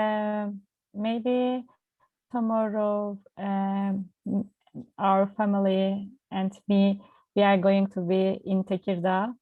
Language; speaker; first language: English; non-native, learner; Turkish